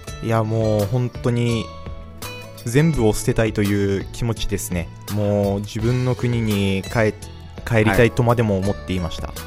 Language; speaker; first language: Japanese; early bilingual, other home language; Portuguese